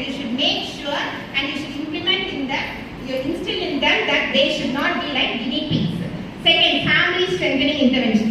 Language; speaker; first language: English; non-native, local second language; Tamil